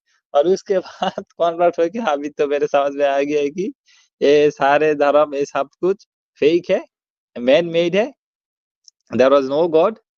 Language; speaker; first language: Hindi; non-native, learner; Bangla